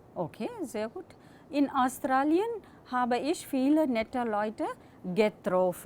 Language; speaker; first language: German; non-native, fluent; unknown